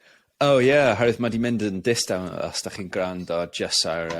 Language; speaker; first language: Welsh; non-native, local second language; English